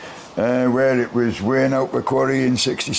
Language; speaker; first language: English; native; English